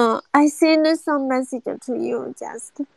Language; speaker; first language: English; non-native, learner; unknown